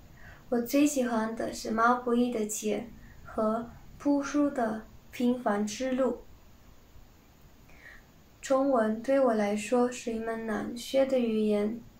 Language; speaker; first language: Chinese; non-native, learner; Spanish